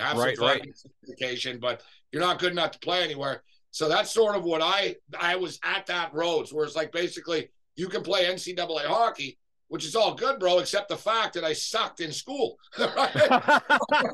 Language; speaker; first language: English; native; English